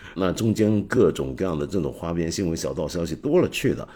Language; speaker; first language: Chinese; non-native, fluent; Cantonese